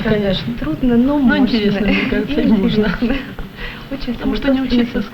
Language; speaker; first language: Russian; native; Russian